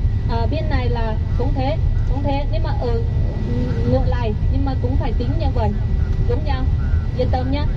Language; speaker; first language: Vietnamese; non-native, fluent; Chinese